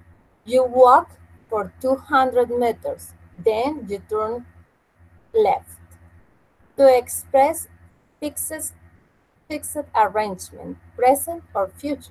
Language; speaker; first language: English; non-native, fluent; Spanish